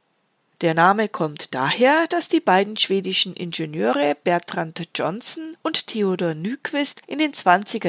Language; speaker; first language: German; native; German